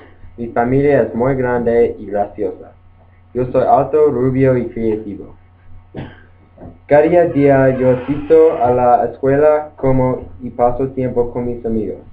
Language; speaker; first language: Spanish; non-native, learner; English